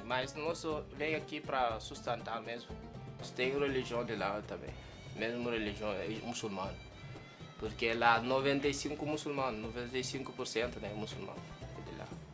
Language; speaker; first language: Portuguese; non-native, learner; Wolof